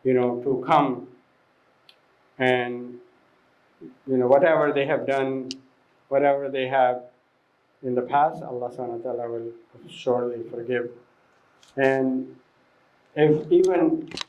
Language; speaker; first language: English; non-native, fluent; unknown